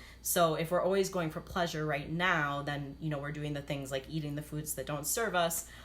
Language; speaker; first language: English; native; English